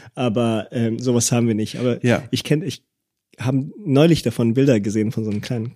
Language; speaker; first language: German; early bilingual, other home language; Hebrew